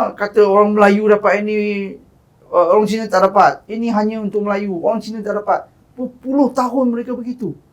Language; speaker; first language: Malay; non-native, local second language; Chinese